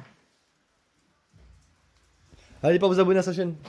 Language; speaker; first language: French; native; French